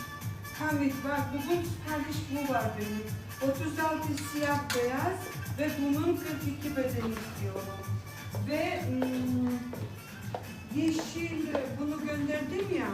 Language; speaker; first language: Turkish; non-native, fluent; Russian